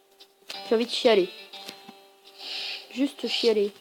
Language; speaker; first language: French; native; French